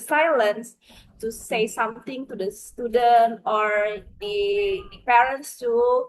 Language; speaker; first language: English; non-native, fluent; Indonesian